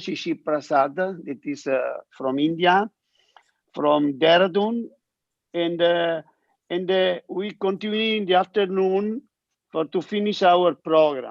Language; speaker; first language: English; non-native, learner; Italian